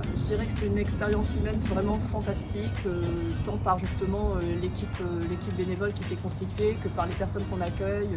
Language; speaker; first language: French; native; French